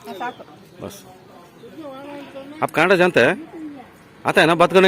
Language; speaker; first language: Hindi; non-native, local second language; Kannada